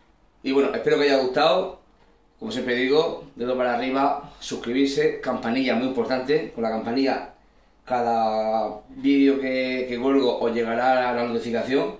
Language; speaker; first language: Spanish; native; Spanish